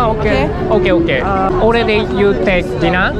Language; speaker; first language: English; non-native, learner; Japanese